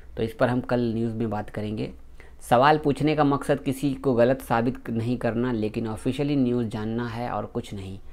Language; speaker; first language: Hindi; native; Hindi